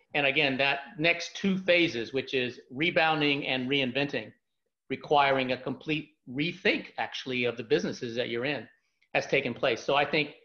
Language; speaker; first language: English; native; English